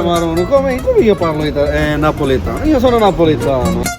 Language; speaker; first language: Italian; non-native, learner; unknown